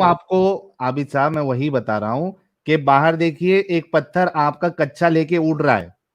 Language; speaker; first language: Hindi; native; Hindi